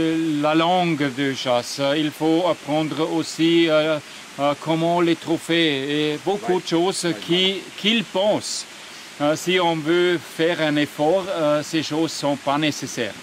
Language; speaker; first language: French; non-native, fluent; German